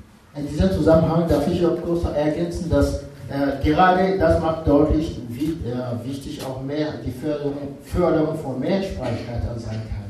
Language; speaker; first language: German; non-native, fluent; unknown